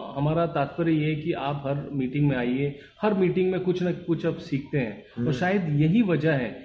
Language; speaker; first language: Hindi; non-native, local second language; Bangla